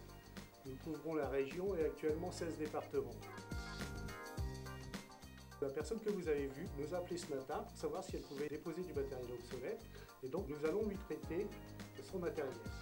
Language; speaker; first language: French; native; French